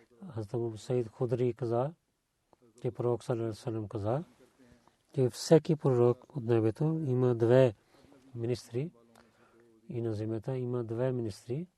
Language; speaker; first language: Bulgarian; non-native, learner; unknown